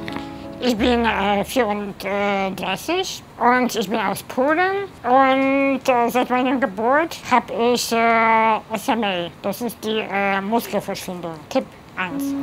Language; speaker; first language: German; non-native, fluent; Polish